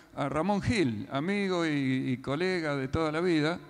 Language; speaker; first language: Spanish; native; Spanish